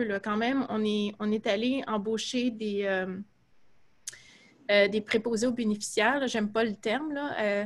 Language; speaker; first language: French; native; French